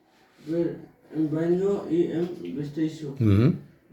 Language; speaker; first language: Spanish; non-native, learner; Arabic